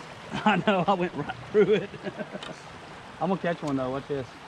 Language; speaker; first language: English; native; English